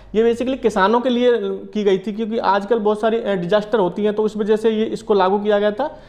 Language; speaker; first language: Hindi; native; Hindi